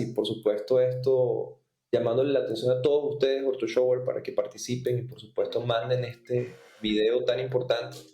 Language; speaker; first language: Spanish; native; Spanish